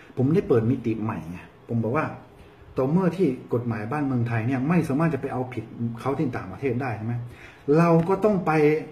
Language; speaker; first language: Thai; early bilingual, heritage; Thai